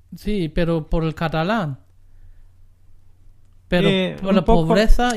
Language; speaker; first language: Spanish; non-native, learner; German